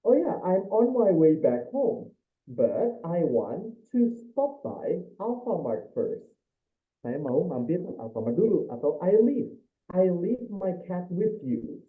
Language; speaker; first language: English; non-native, fluent; Indonesian